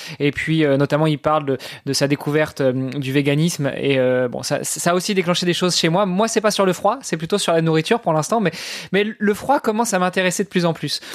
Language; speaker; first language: French; native; French